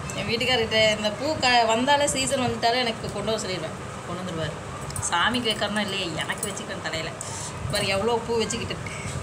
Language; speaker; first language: Tamil; non-native, local second language; Telugu